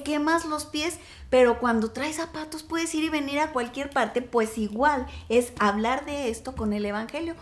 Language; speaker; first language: Spanish; native; Spanish